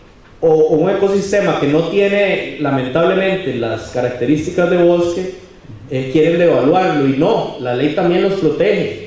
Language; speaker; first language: Spanish; native; Spanish